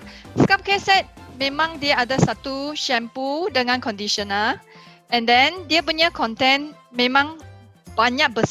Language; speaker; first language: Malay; non-native, local second language; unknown